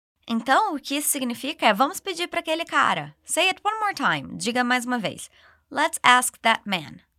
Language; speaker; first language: Portuguese; native; Portuguese